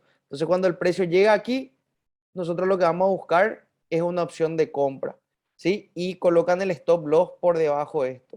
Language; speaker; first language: Spanish; native; Spanish